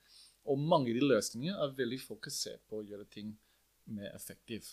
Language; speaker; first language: Norwegian; non-native, fluent; English